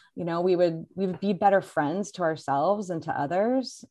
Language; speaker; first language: English; native; English